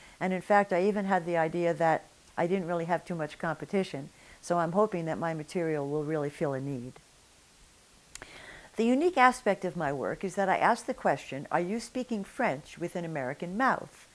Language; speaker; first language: English; native; English